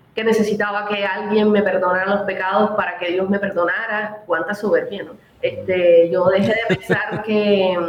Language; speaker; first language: Spanish; native; Spanish